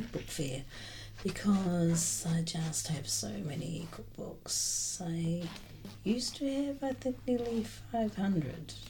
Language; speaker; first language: English; native; English